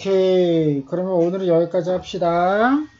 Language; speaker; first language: Korean; native; Korean